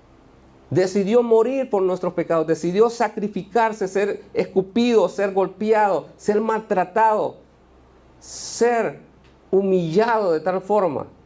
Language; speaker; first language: Spanish; native; Spanish